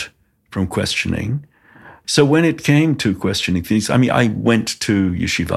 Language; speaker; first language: English; native; English